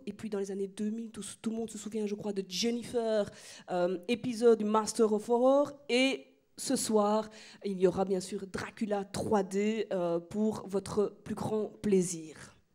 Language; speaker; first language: French; native; French